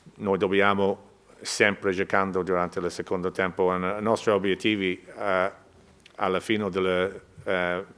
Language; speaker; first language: Italian; non-native, learner; English